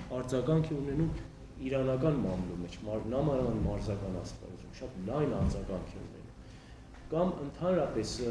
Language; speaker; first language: Armenian; early bilingual, heritage; Armenian